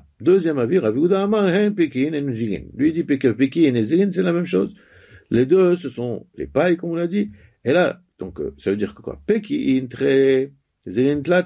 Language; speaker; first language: French; native; French